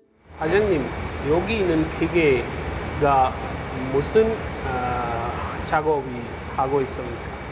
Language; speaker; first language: Korean; non-native, learner; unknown